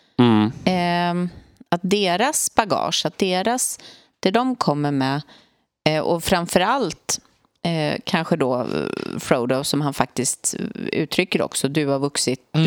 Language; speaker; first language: Swedish; native; Swedish